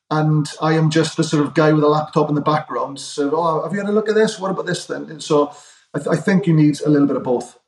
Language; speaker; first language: English; native; English